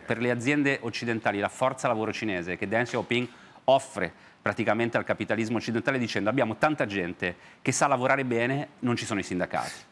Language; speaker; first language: Italian; native; Italian